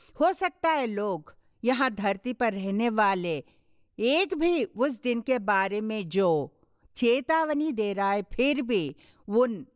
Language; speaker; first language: Hindi; non-native, local second language; Tamil